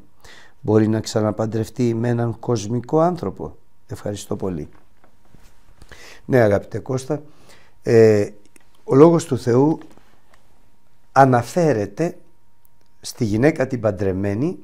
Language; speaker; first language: Greek; native; Greek